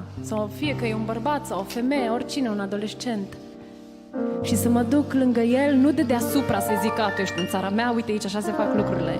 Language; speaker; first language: Romanian; native; Romanian